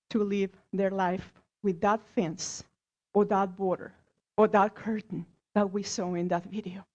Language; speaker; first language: English; non-native, fluent; Spanish